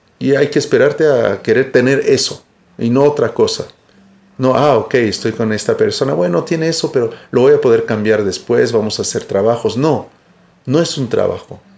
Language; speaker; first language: Spanish; early bilingual, heritage; Spanish